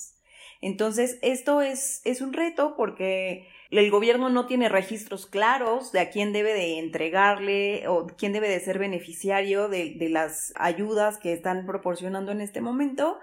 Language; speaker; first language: Spanish; native; Spanish